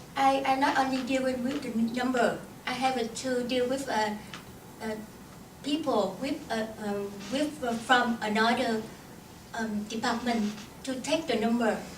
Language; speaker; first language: English; non-native, learner; Vietnamese